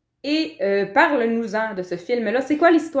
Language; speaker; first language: French; native; French